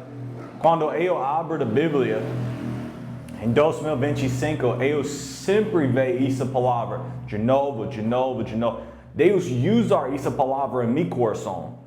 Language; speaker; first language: Portuguese; non-native, learner; English